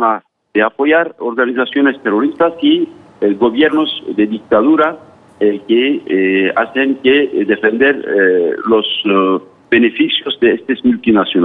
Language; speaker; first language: Spanish; non-native, fluent; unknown